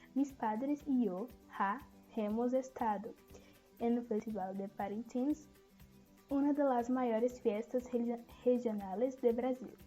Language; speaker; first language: Spanish; non-native, learner; Portuguese